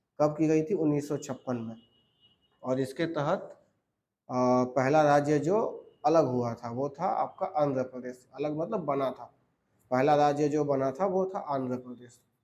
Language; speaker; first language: Hindi; native; Hindi